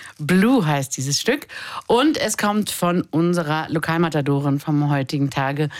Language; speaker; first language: German; native; German